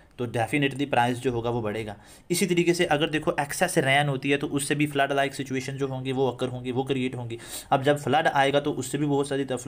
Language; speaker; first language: Hindi; non-native, local second language; Kashmiri